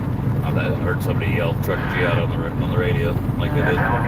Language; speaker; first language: English; native; English